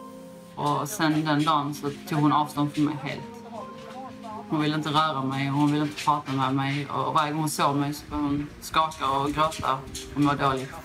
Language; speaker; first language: Swedish; native; Swedish